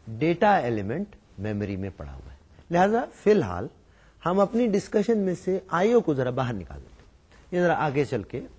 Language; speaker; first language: Urdu; native; Urdu